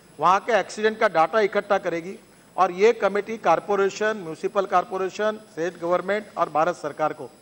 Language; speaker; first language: Hindi; non-native, local second language; Marathi